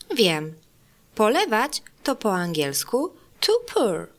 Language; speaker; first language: Polish; non-native, fluent; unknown